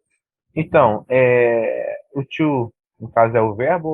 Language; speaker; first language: Portuguese; native; Portuguese